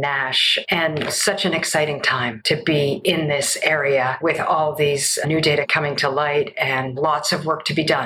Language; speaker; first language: English; native; English